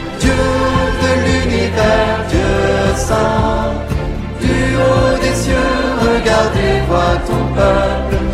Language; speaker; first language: French; native; French